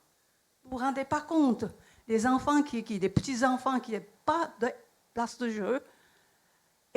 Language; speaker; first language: French; non-native, learner; Japanese